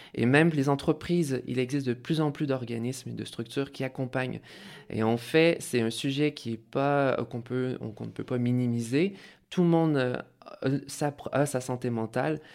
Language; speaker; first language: French; native; French